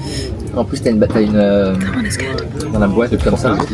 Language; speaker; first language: French; native; French